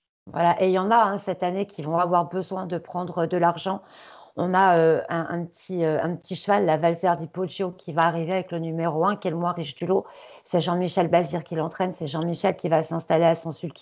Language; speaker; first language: French; native; French